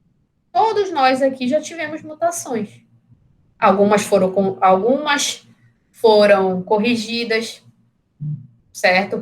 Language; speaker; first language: Portuguese; native; Portuguese